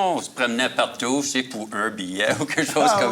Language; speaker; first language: French; native; French